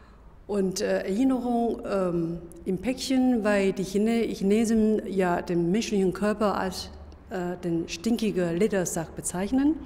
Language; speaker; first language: German; non-native, fluent; Chinese